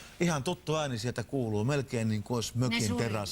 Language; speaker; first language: Finnish; native; Finnish